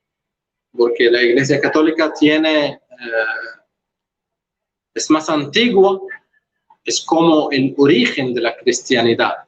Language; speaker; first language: Spanish; non-native, local second language; Arabic